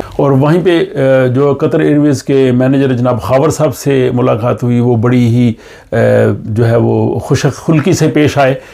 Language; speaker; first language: Urdu; non-native, local second language; Punjabi